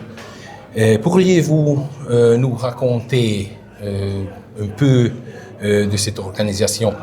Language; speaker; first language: French; non-native, learner; Hungarian